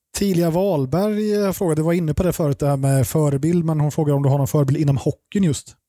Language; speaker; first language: Swedish; native; Swedish